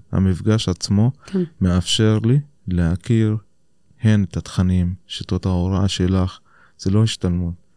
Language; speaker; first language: Hebrew; non-native, local second language; Arabic